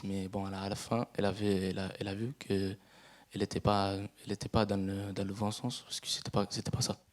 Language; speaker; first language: French; non-native, fluent; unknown